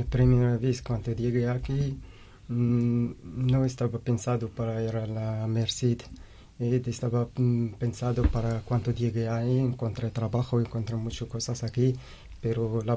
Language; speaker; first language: Spanish; non-native, learner; Arabic